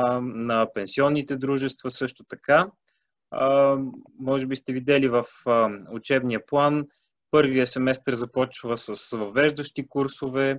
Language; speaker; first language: Bulgarian; native; Bulgarian